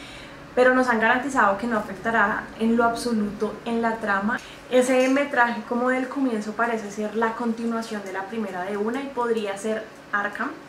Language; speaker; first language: Spanish; native; Spanish